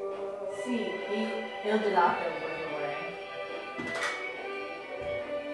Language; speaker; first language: Italian; non-native, learner; English